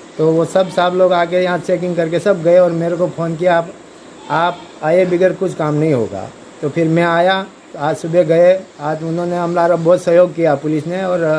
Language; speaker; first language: Hindi; native; Hindi